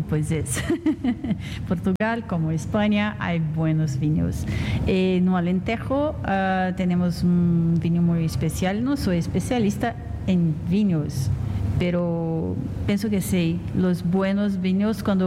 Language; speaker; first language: Spanish; non-native, learner; Portuguese